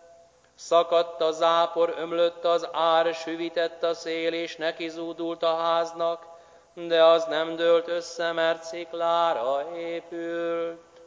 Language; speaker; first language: Hungarian; native; Hungarian